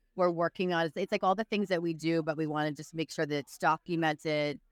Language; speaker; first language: English; native; English